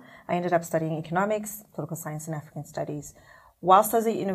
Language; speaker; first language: English; non-native, local second language; Shona